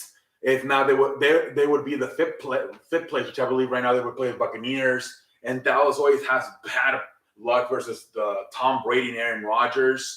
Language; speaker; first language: English; native; English